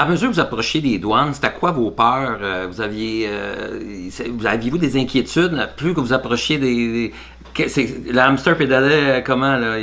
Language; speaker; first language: French; native; French